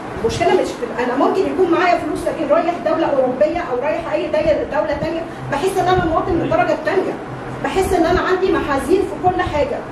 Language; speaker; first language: Arabic; native; Arabic